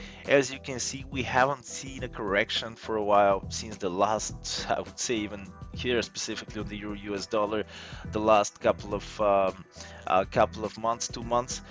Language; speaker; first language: English; non-native, fluent; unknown